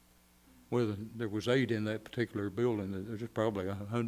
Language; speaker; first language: English; native; English